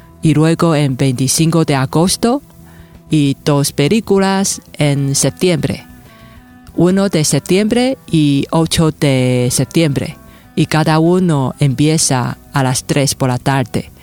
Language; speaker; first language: Spanish; non-native, fluent; Chinese